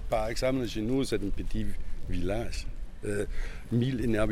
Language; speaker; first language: French; non-native, learner; German